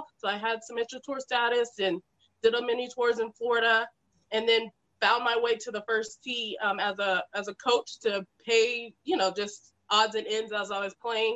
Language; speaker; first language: English; native; English